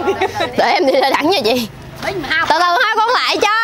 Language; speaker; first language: Vietnamese; native; Vietnamese